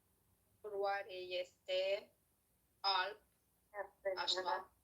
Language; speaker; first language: Romanian; non-native, learner; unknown